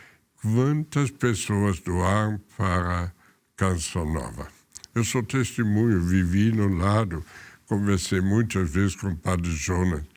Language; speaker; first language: Portuguese; non-native, fluent; German